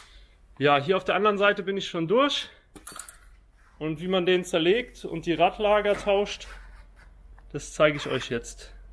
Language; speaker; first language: German; native; German